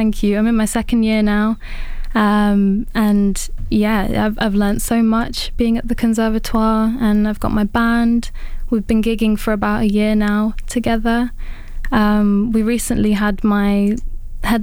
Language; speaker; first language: English; native; English